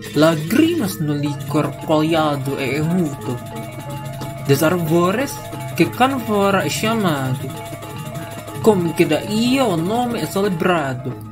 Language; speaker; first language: Portuguese; non-native, learner; Indonesian